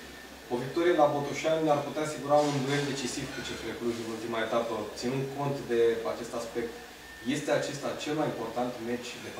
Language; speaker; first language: Romanian; native; Romanian